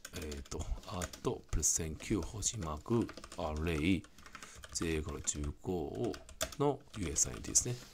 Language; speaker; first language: Japanese; non-native, fluent; Cantonese